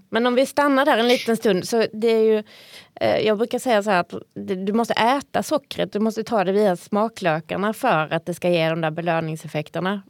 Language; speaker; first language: Swedish; native; Swedish